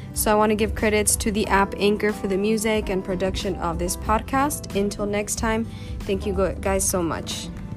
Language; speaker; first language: English; early bilingual, other home language; Spanish